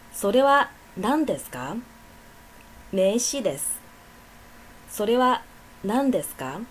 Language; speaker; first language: Japanese; non-native, fluent; Chinese